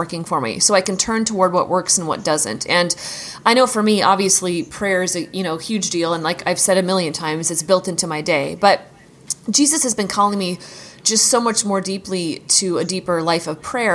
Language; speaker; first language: English; native; English